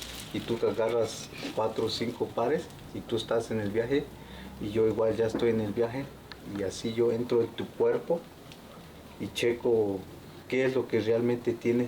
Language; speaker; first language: Spanish; native; Spanish